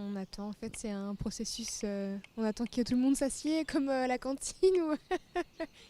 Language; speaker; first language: French; native; French